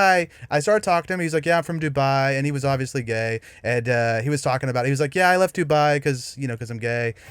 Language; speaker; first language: English; native; English